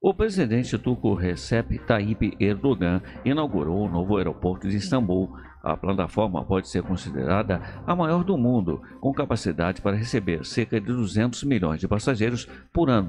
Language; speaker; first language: Portuguese; native; Portuguese